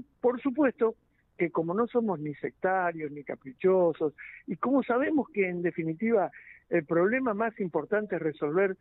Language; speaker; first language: Spanish; native; Spanish